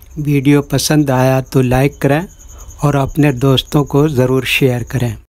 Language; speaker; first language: Hindi; native; Hindi